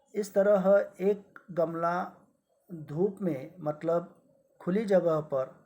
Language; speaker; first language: Hindi; non-native, local second language; Marathi